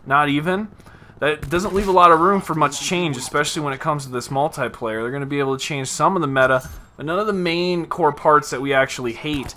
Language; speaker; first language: English; native; English